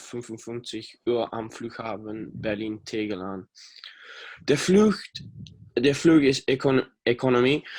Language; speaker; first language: German; non-native, learner; English